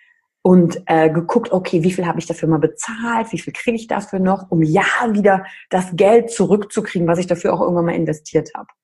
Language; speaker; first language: German; native; German